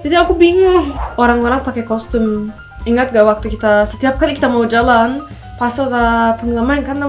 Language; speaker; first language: Indonesian; non-native, fluent; Turkish